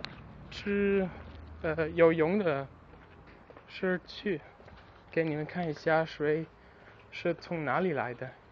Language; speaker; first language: Chinese; non-native, learner; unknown